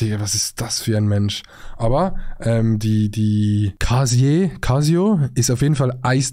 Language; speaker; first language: German; native; German